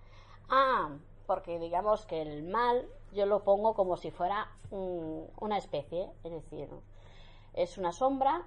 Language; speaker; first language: Spanish; native; Spanish